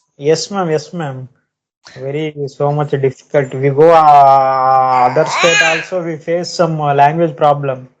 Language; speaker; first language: English; non-native, learner; Telugu